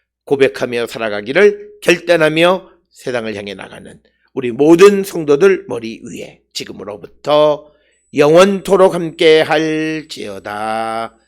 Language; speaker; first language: Korean; native; Korean